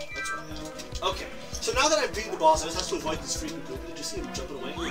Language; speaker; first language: English; native; English